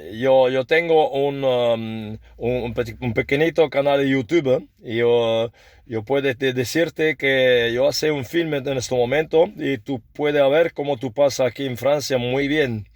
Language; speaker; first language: Spanish; non-native, learner; French